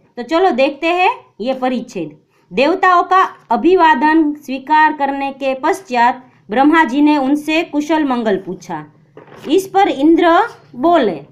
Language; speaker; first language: Hindi; non-native, local second language; Gujarati